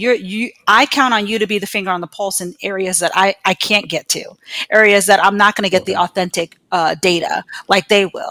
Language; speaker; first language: English; native; English